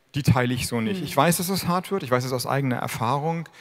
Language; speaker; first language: German; native; German